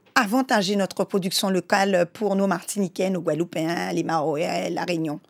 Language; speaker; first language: French; native; French